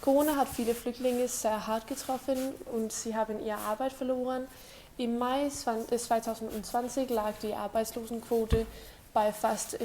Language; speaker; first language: German; non-native, learner; Danish